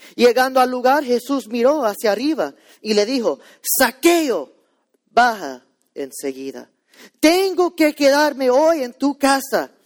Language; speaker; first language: Spanish; early bilingual, heritage; Spanish